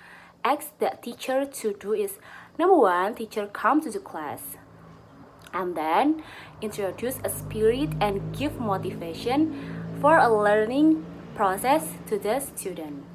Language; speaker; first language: English; non-native, learner; Indonesian